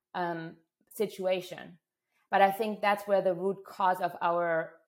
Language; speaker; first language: English; non-native, fluent; German